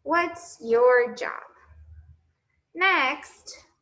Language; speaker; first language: English; non-native, fluent; Portuguese